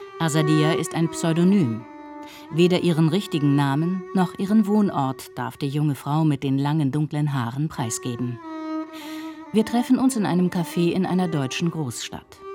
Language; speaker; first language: German; native; German